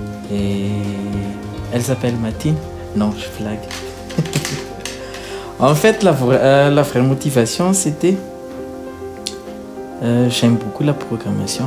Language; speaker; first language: French; non-native, local second language; Malagasy